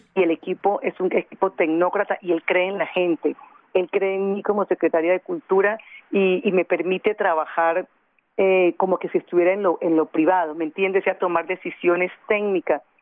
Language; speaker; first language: Spanish; native; Spanish